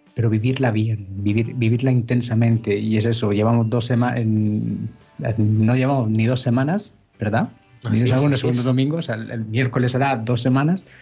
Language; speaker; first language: Spanish; native; Spanish